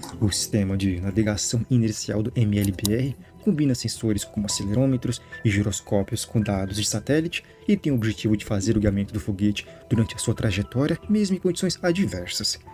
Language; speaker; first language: Portuguese; native; Portuguese